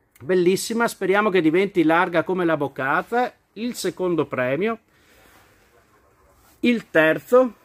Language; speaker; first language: Italian; native; Italian